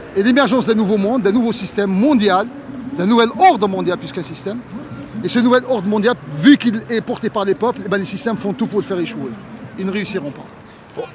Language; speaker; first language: French; non-native, local second language; Arabic